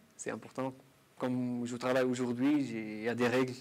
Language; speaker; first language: French; non-native, learner; Arabic